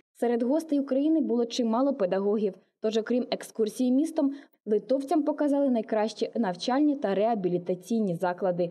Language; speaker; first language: Ukrainian; native; Ukrainian